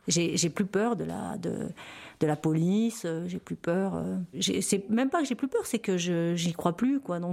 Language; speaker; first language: French; native; French